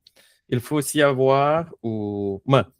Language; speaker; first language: French; non-native, fluent; Spanish